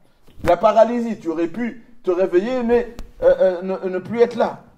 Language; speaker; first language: French; native; French